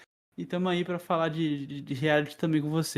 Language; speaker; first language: Portuguese; native; Portuguese